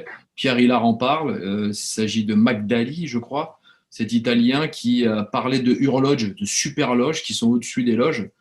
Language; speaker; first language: French; native; French